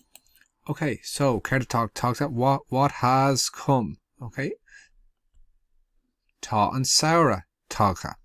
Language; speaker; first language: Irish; non-native, local second language; English